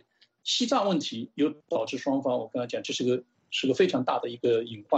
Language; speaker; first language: Chinese; native; Chinese